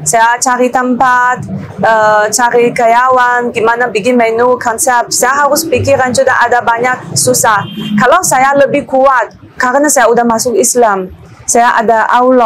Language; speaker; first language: Indonesian; non-native, learner; Chinese